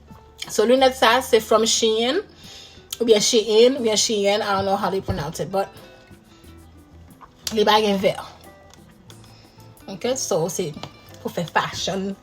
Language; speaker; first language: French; non-native, learner; Haitian Creole